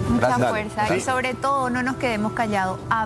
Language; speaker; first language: Spanish; native; Spanish